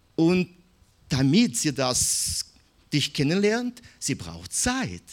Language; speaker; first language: German; non-native, fluent; Russian